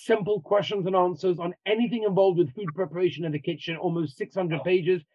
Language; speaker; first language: English; native; English